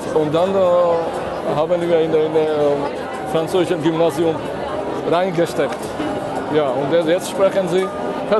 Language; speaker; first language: German; non-native, fluent; Georgian